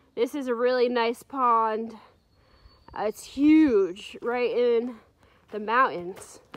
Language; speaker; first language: English; native; English